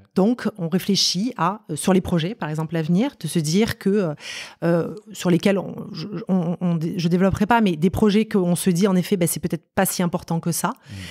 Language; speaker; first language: French; native; French